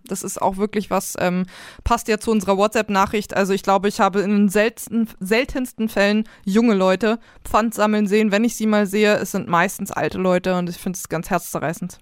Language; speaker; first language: German; native; German